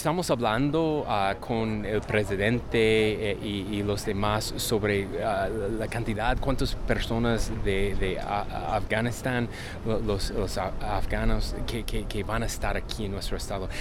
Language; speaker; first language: Spanish; non-native, fluent; English